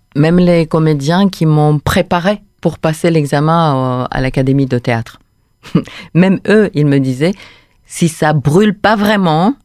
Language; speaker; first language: French; non-native, fluent; Romanian